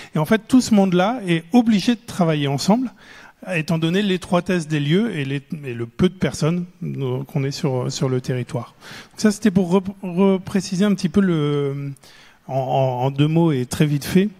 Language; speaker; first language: French; native; French